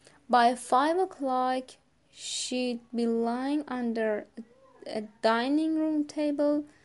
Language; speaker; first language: English; non-native, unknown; Persian